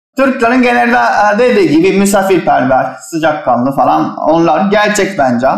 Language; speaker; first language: Turkish; non-native, fluent; Japanese